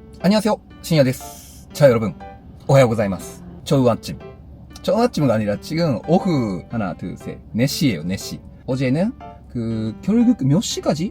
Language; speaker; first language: Korean; non-native, learner; Japanese